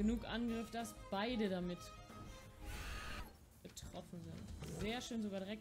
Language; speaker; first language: German; native; German